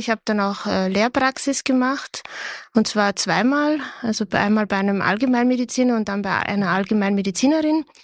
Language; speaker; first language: German; native; German